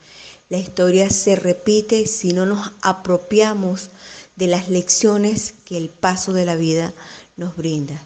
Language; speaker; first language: Spanish; native; Spanish